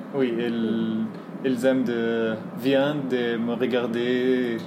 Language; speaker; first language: French; non-native, fluent; Arabic